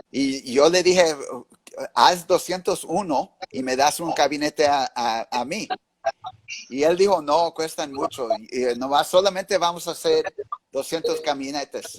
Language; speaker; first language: Spanish; early bilingual, heritage; English